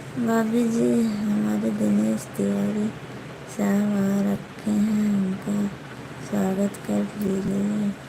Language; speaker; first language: Hindi; native; Hindi